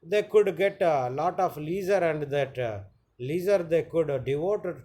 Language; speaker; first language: English; non-native, local second language; Telugu